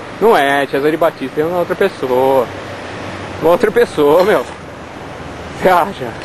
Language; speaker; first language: Portuguese; native; Portuguese